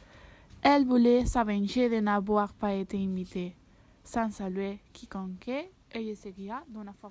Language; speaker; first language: French; non-native, learner; Spanish